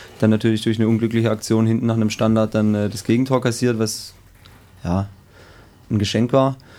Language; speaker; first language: German; native; German